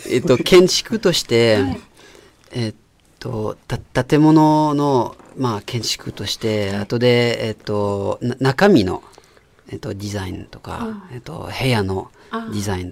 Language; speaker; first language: Japanese; non-native, fluent; French